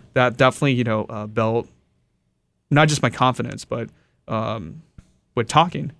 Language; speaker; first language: English; early bilingual, other home language; Japanese